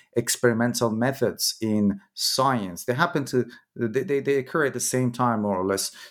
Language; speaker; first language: English; non-native, fluent; Persian